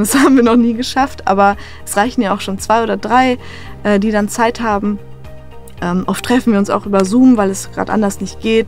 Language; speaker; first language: German; native; German